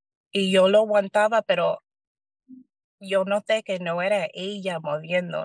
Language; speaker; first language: Spanish; early bilingual, heritage; Spanish